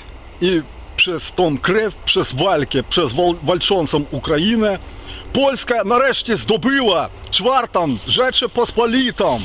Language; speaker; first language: Polish; non-native, learner; Ukrainian